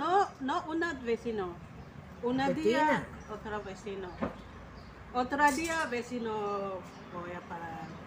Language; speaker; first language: Spanish; non-native, learner; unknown